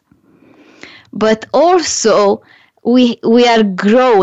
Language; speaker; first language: English; non-native, fluent; Romanian